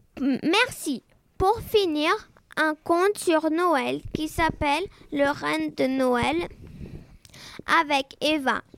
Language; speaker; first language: French; non-native, learner; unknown